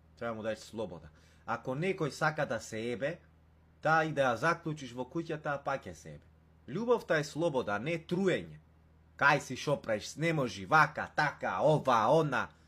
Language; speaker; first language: Macedonian; non-native, local second language; Romany